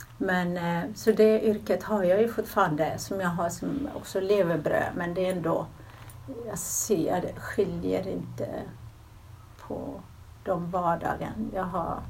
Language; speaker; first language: Swedish; early bilingual, other home language; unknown